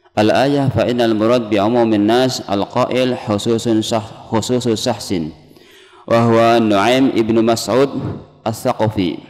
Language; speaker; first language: Arabic; non-native, fluent; Indonesian